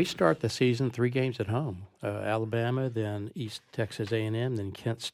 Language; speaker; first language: English; native; English